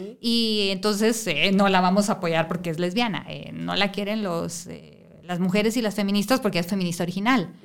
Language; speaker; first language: Spanish; native; Spanish